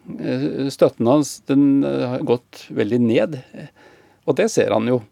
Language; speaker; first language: Norwegian; native; Norwegian